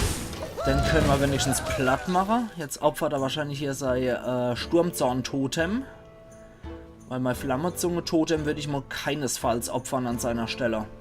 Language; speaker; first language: German; native; German